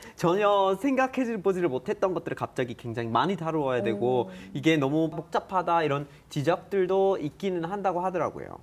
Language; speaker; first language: Korean; native; Korean